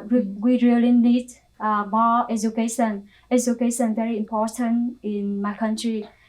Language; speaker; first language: English; non-native, learner; Vietnamese